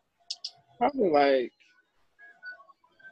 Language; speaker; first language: English; native; English